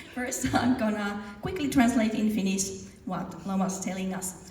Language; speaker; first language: English; non-native, fluent; Finnish